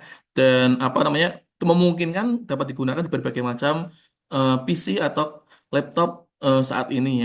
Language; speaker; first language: Indonesian; native; Indonesian